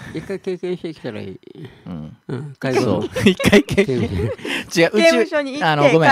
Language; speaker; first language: Japanese; native; Japanese